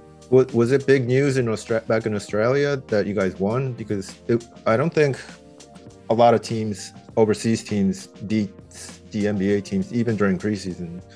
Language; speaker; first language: English; non-native, fluent; Japanese